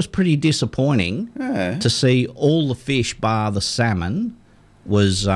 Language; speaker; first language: English; native; English